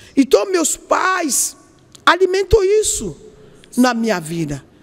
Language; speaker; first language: Portuguese; non-native, learner; Yoruba